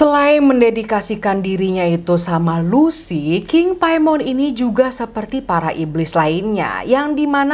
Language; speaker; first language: Indonesian; native; Indonesian